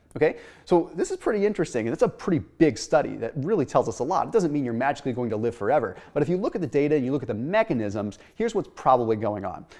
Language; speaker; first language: English; native; English